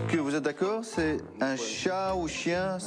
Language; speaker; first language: French; non-native, fluent; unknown